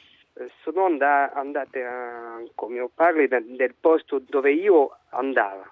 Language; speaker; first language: Italian; non-native, learner; French